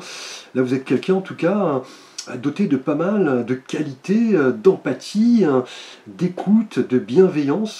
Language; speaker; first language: French; native; French